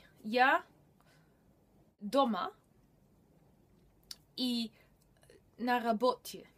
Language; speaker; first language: Russian; non-native, learner; German